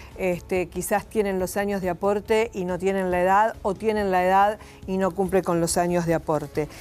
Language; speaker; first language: Spanish; native; Spanish